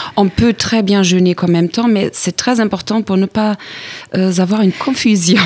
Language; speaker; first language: French; non-native, fluent; German